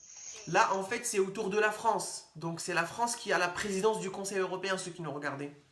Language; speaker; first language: French; native; French